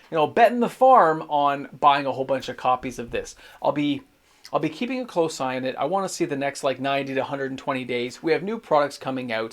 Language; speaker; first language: English; native; English